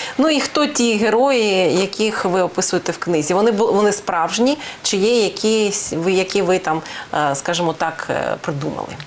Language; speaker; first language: Ukrainian; non-native, local second language; Russian